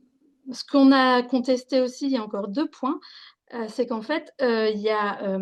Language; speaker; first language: French; native; French